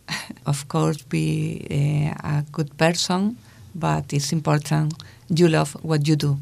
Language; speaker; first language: English; non-native, learner; Spanish